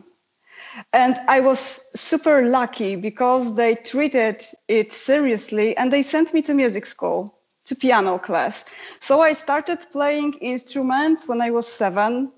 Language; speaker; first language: English; non-native, fluent; Polish